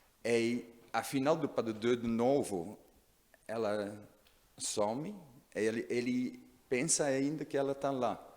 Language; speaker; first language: Portuguese; non-native, learner; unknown